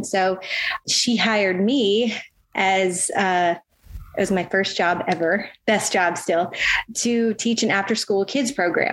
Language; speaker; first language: English; native; English